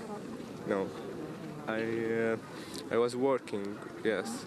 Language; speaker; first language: English; non-native, fluent; Arabic